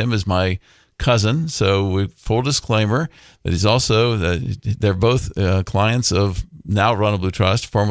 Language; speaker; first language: English; native; English